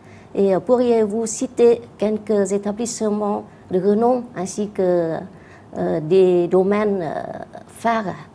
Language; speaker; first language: French; non-native, fluent; Vietnamese